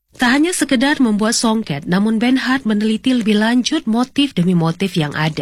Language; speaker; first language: Indonesian; native; Indonesian